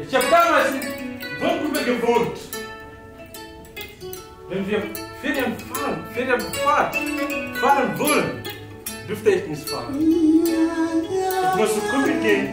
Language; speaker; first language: German; non-native, learner; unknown